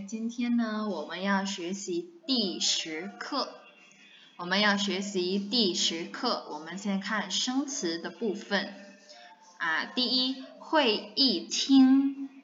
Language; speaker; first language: Chinese; non-native, fluent; Indonesian